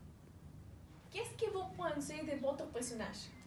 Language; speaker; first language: French; non-native, learner; Spanish